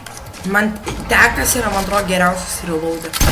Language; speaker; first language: Lithuanian; early bilingual, heritage; Lithuanian